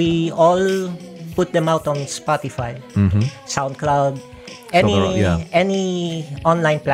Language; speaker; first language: English; non-native, local second language; Filipino